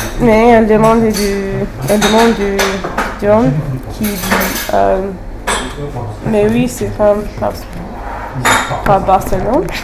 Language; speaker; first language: French; non-native, learner; English